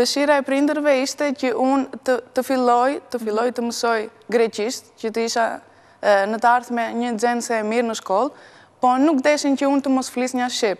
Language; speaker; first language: Albanian; early bilingual, heritage; Albanian